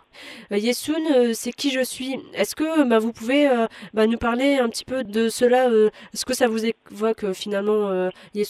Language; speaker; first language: French; native; French